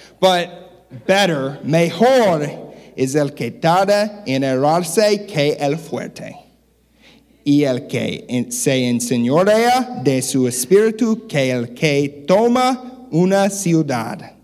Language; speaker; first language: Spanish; non-native, learner; English